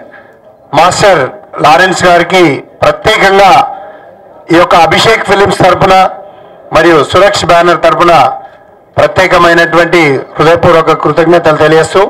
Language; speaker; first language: Telugu; native; Telugu